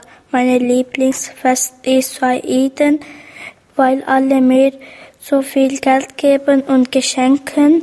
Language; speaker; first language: German; early bilingual, other home language; Urdu